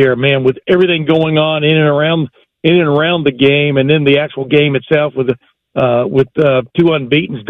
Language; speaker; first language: English; native; English